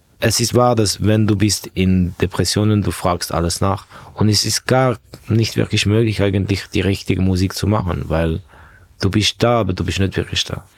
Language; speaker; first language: German; non-native, fluent; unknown